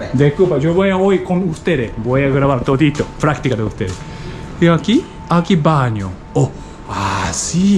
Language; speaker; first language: Spanish; non-native, learner; Japanese